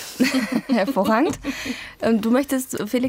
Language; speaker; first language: German; native; German